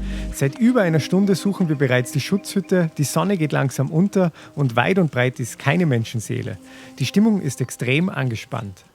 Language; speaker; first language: German; native; German